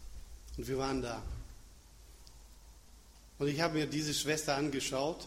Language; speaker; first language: German; non-native, fluent; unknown